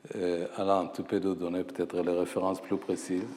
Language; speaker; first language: French; non-native, fluent; Hebrew